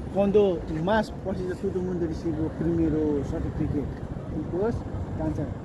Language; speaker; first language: Portuguese; non-native, learner; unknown